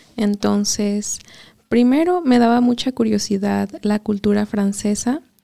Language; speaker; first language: Spanish; native; Spanish